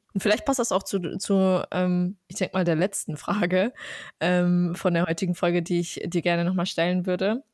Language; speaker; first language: German; early bilingual, other home language; Armenian